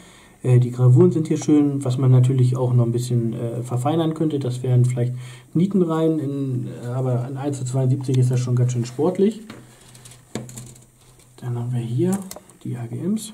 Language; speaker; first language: German; native; German